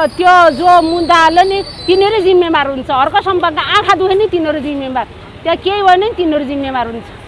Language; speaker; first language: Nepali; non-native, local second language; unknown